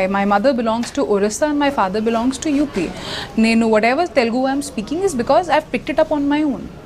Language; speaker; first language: Telugu; non-native, local second language; Hindi